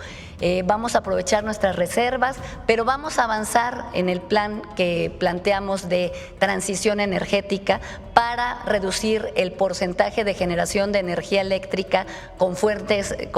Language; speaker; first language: Spanish; native; Spanish